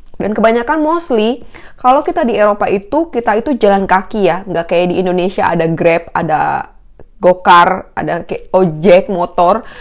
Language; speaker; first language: Indonesian; native; Indonesian